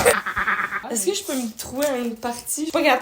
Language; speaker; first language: French; native; French